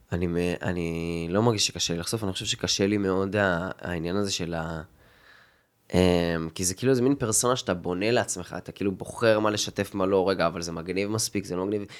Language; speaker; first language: Hebrew; native; Hebrew